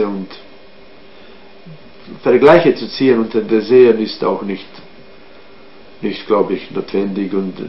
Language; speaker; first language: German; non-native, fluent; Croatian